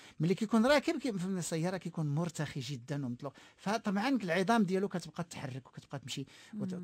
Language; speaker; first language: Arabic; native; Arabic